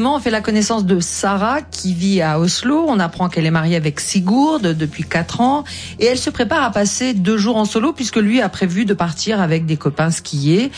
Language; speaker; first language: French; native; French